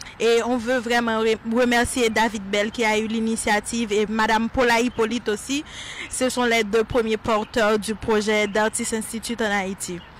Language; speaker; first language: French; non-native, local second language; Haitian Creole